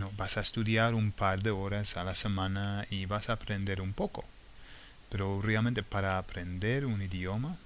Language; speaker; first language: Spanish; non-native, fluent; English